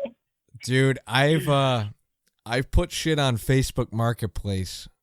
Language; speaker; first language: English; native; English